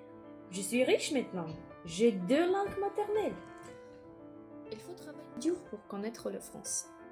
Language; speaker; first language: French; non-native, fluent; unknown